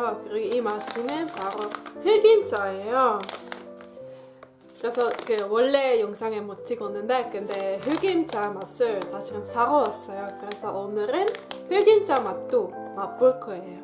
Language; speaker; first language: Korean; non-native, fluent; Dutch